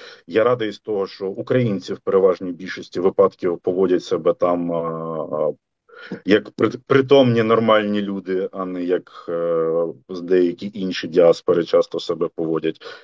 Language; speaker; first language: Ukrainian; native; Ukrainian